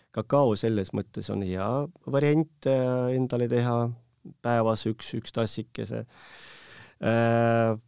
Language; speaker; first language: Estonian; non-native, local second language; Russian